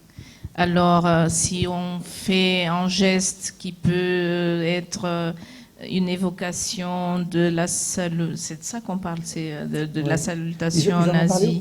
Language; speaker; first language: French; non-native, fluent; Portuguese